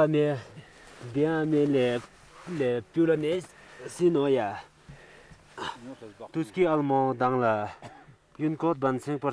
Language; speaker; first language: French; non-native, learner; Sherpa